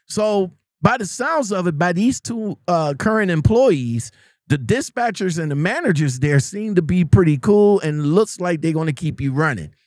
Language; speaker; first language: English; native; English